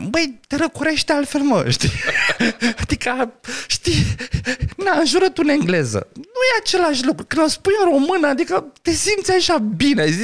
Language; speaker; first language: Romanian; non-native, local second language; Romany